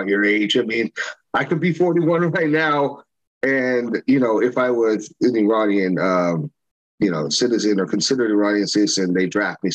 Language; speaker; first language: English; native; English